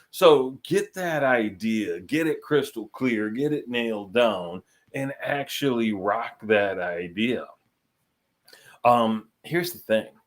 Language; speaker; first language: English; native; English